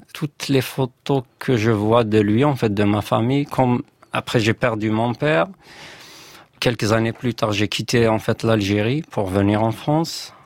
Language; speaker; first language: French; non-native, local second language; Kabyle